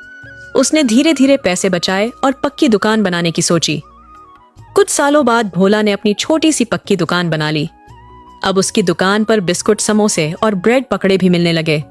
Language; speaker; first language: Hindi; native; Hindi